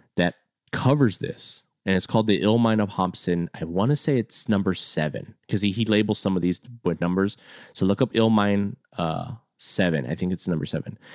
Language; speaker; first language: English; native; English